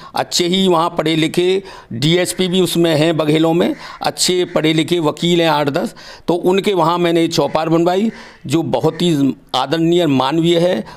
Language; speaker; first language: Hindi; native; Hindi